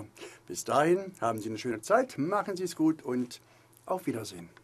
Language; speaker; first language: German; native; German